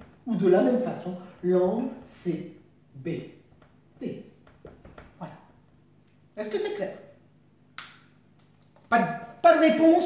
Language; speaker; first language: French; native; French